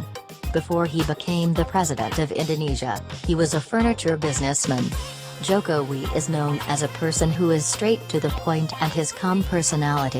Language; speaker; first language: English; non-native, learner; Indonesian